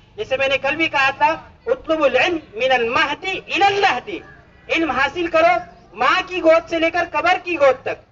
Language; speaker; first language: Hindi; non-native, local second language; Urdu